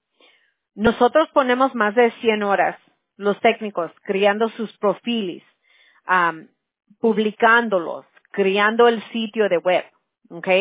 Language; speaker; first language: Spanish; early bilingual, heritage; Spanish